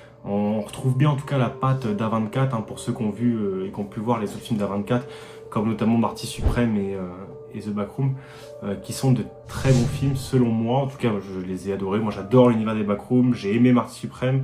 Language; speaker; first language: French; native; French